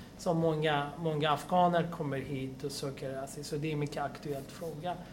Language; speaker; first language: Swedish; non-native, fluent; Persian